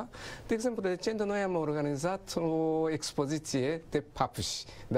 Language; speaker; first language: Romanian; non-native, learner; Japanese